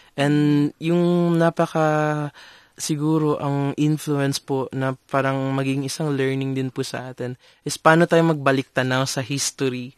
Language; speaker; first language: Filipino; non-native, local second language; Cebuano